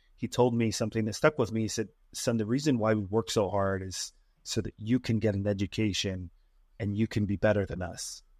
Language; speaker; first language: English; native; English